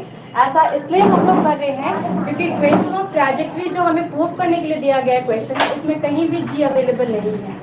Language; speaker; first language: Hindi; native; Hindi